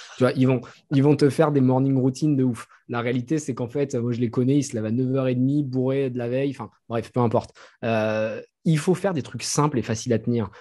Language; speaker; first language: French; native; French